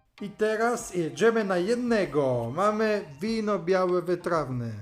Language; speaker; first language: Polish; non-native, learner; Italian